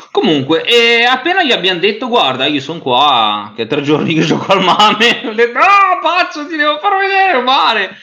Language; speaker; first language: Italian; native; Italian